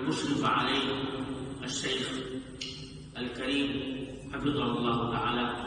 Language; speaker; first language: Arabic; non-native, fluent; Urdu